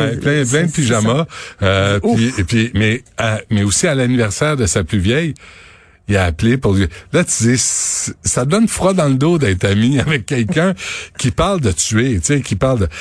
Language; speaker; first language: French; native; French